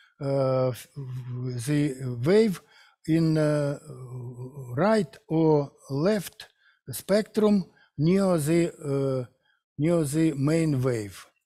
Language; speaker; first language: English; non-native, learner; Russian